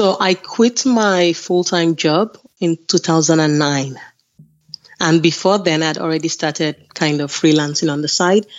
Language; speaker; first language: English; non-native, local second language; Yoruba